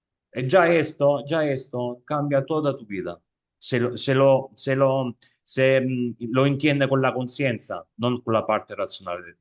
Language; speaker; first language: Spanish; non-native, fluent; Italian